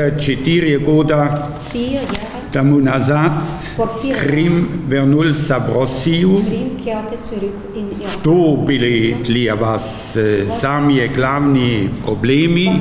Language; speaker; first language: Russian; non-native, learner; German